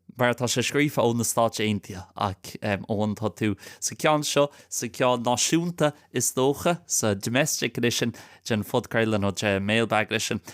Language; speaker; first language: Irish; non-native, local second language; English